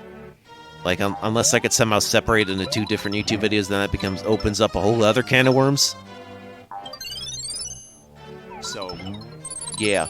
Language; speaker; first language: English; native; English